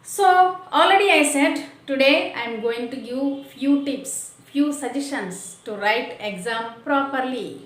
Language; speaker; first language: English; non-native, local second language; Telugu